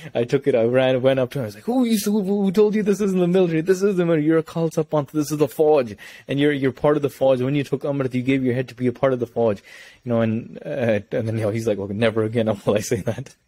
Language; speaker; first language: English; early bilingual, other home language; Punjabi